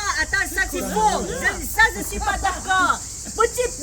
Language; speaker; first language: French; non-native, learner; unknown